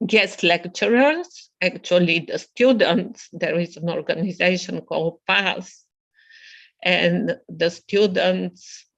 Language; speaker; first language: English; non-native, fluent; Bulgarian